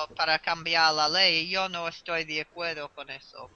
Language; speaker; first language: Spanish; non-native, learner; English